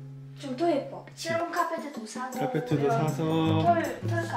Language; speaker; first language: Korean; non-native, learner; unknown